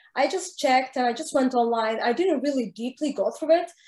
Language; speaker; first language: English; non-native, fluent; Arabic